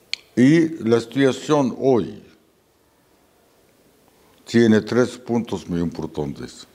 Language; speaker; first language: Spanish; non-native, fluent; Arabic